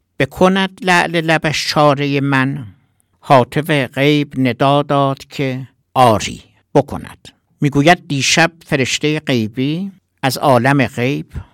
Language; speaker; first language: Persian; non-native, local second language; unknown